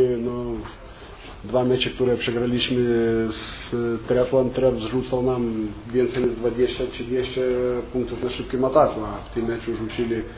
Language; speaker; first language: Polish; non-native, fluent; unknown